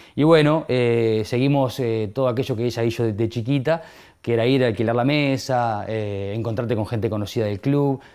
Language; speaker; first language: Spanish; native; Spanish